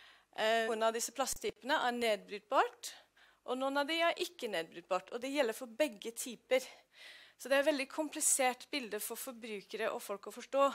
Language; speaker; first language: Norwegian; non-native, fluent; English